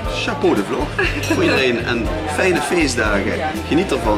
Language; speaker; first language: Dutch; native; Dutch